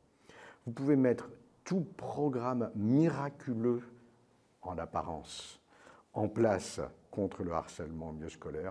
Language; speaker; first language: French; native; French